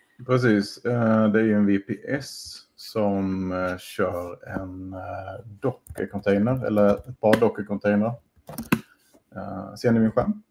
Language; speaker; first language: Swedish; native; Swedish